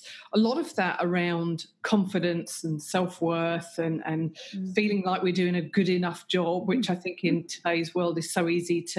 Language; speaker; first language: English; native; English